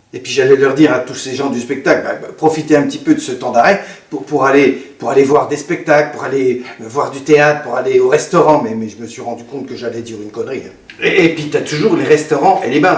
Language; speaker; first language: French; native; French